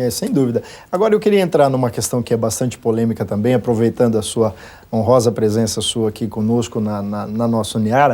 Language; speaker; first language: Portuguese; native; Portuguese